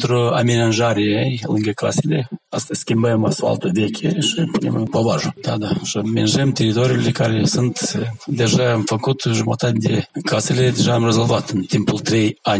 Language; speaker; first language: Romanian; non-native, local second language; Gagauz